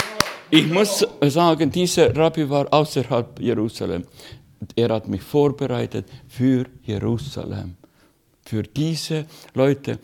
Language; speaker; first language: German; non-native, fluent; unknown